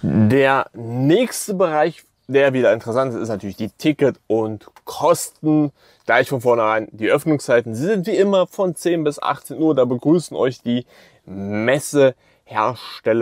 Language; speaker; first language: German; native; German